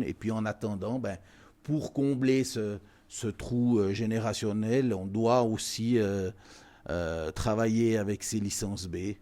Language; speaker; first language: French; native; French